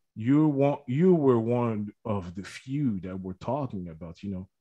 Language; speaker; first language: English; native; English